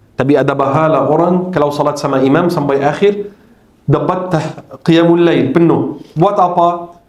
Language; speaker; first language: Malay; non-native, fluent; Arabic